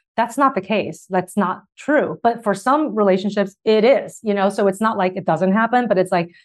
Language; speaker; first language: English; early bilingual, other home language; Chinese